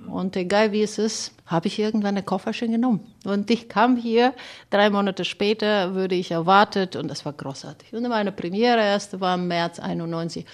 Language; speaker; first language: German; non-native, fluent; Bulgarian